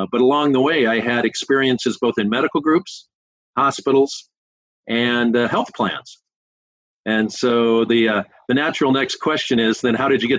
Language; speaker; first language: English; native; English